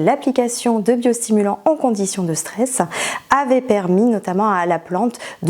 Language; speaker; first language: French; native; French